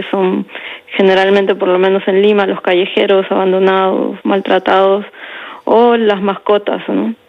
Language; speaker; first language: Spanish; native; Spanish